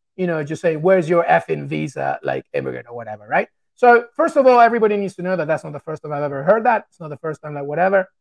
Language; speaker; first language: English; native; English